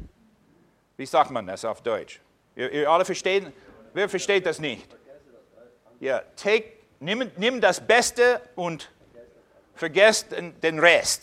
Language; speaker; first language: German; non-native, fluent; English